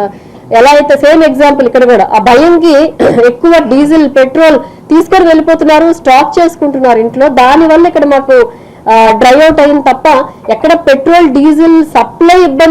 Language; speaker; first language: Telugu; native; Telugu